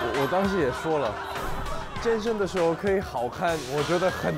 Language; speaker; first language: Chinese; non-native, fluent; Korean